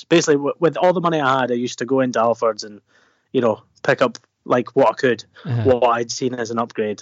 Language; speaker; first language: English; native; English